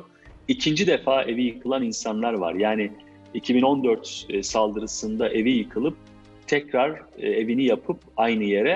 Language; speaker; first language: Turkish; native; Turkish